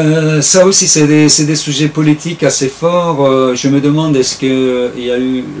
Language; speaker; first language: French; non-native, fluent; Turkish